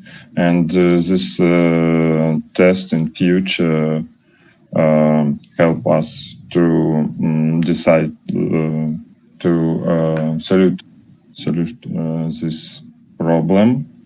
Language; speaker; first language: English; non-native, learner; Russian